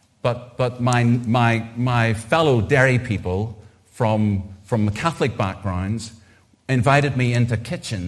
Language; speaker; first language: English; native; English